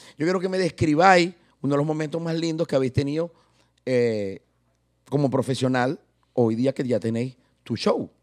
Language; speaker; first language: Spanish; native; Spanish